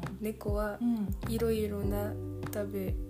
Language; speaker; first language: Japanese; non-native, learner; French